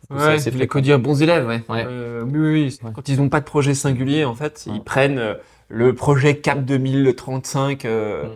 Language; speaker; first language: French; native; French